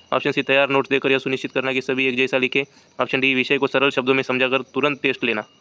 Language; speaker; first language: Hindi; non-native, local second language; Marathi